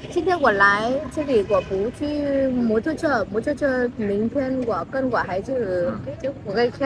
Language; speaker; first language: Chinese; non-native, learner; Vietnamese